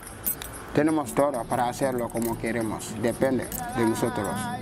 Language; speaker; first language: Spanish; non-native, fluent; Wolof